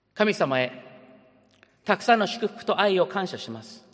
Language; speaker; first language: Japanese; early bilingual, heritage; Japanese